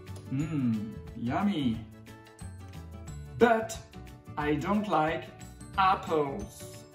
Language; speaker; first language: English; non-native, fluent; French